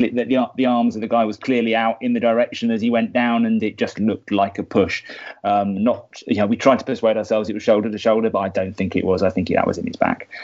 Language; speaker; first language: English; native; English